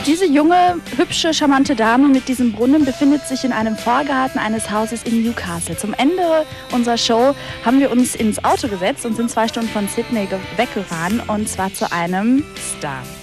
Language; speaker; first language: German; native; German